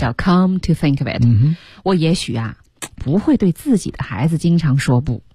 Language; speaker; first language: Chinese; native; Chinese